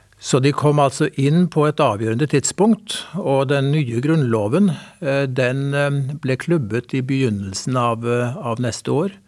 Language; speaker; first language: Norwegian; native; Norwegian